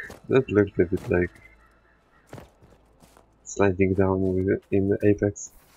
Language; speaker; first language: English; non-native, fluent; Polish